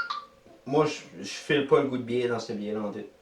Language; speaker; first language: French; native; French